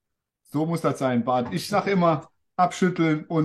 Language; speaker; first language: German; native; German